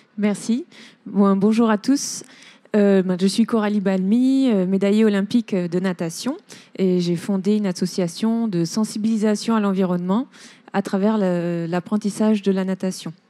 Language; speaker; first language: French; native; French